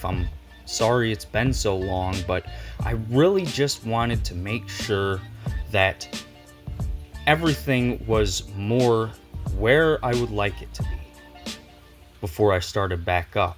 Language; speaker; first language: English; native; English